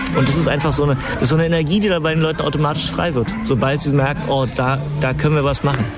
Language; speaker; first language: German; native; German